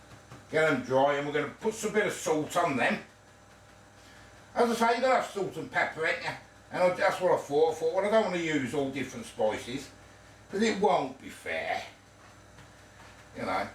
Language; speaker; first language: English; native; English